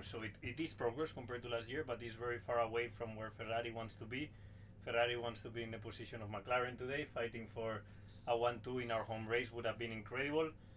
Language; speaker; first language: English; non-native, fluent; Spanish